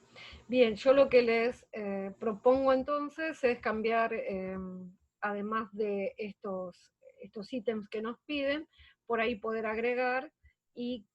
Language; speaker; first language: Spanish; native; Spanish